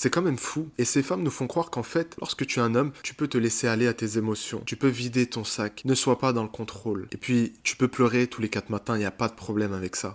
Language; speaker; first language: French; native; French